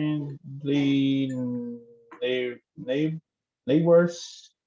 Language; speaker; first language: English; non-native, learner; Portuguese